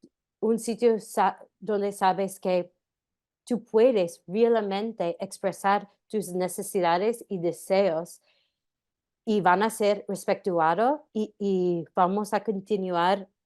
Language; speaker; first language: Spanish; non-native, fluent; English